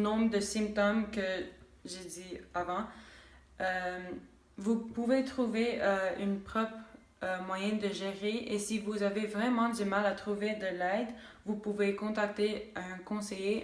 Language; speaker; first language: French; non-native, local second language; English